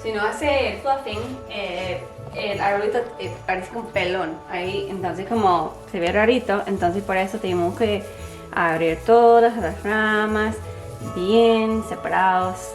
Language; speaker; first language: Spanish; non-native, learner; English